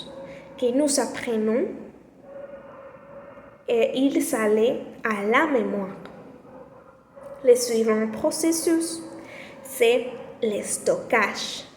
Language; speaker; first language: French; non-native, learner; Spanish